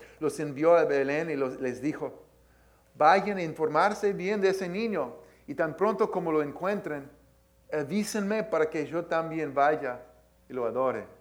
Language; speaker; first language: Spanish; early bilingual, heritage; Spanish